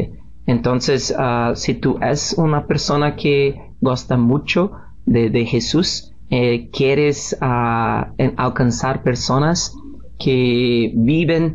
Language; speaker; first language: Spanish; non-native, learner; Portuguese